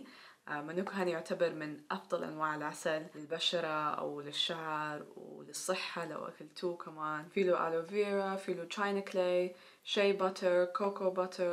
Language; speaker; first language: Arabic; native; Arabic